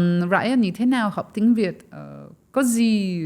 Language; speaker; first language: Vietnamese; non-native, fluent; French